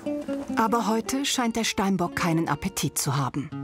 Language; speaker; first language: German; native; German